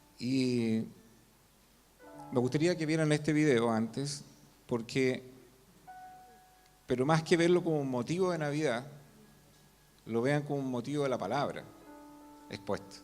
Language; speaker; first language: Spanish; native; Spanish